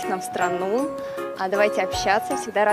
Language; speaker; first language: Russian; native; Russian